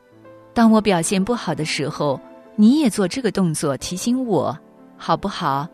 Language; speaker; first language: Chinese; native; Chinese